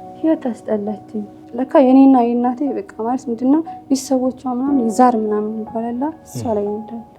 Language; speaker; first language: Amharic; native; Amharic